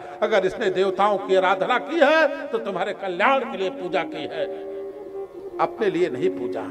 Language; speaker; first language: Hindi; native; Hindi